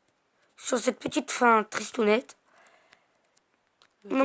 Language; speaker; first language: French; native; French